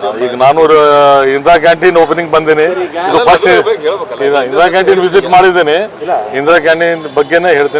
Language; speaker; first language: Kannada; non-native, local second language; Urdu